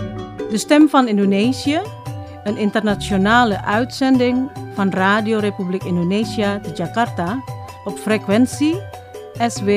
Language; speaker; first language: Dutch; non-native, fluent; Indonesian